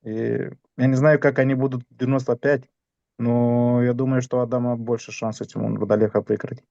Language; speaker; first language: Russian; non-native, fluent; Romanian